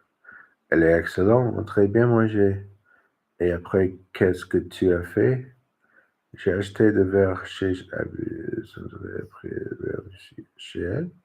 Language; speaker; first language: French; non-native, learner; English